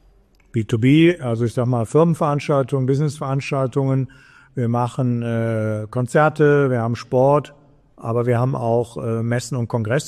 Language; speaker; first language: German; native; German